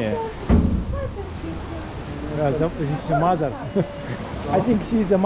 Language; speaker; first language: English; non-native, learner; Amharic